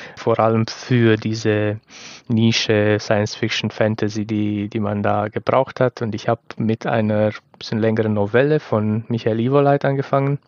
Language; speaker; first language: German; non-native, fluent; Romanian